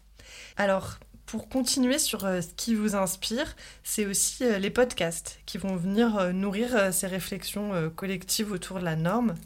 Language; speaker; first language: French; native; French